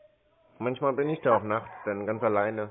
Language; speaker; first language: German; native; German